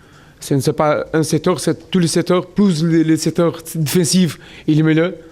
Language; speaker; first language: French; non-native, learner; Portuguese